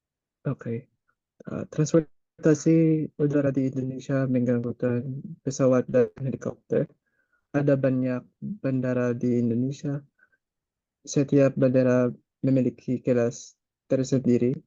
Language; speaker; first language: Indonesian; non-native, learner; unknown